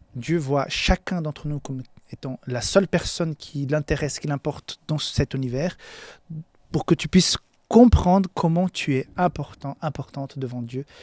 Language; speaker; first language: French; non-native, fluent; Portuguese